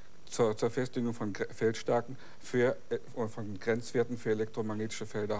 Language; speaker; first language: German; native; German